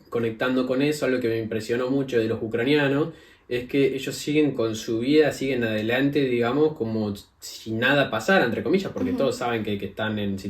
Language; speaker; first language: Spanish; native; Spanish